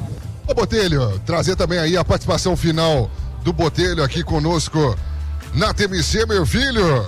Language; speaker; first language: Portuguese; native; Portuguese